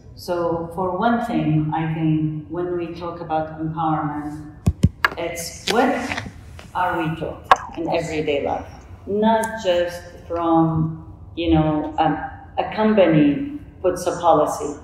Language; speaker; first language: English; non-native, fluent; Arabic